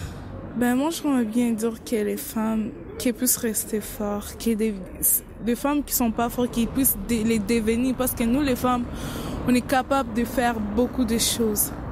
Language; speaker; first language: French; non-native, local second language; Lingala